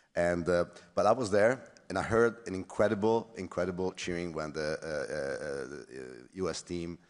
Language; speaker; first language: English; non-native, fluent; Italian